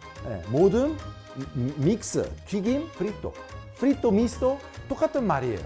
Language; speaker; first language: Korean; non-native, fluent; Italian